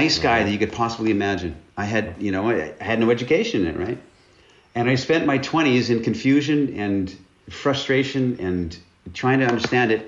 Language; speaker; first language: English; native; English